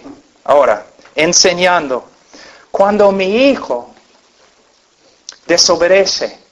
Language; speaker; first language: Spanish; non-native, fluent; English